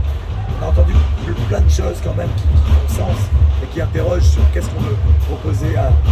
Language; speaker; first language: French; native; French